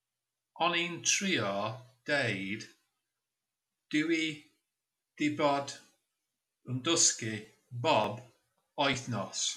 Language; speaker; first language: Welsh; non-native, learner; English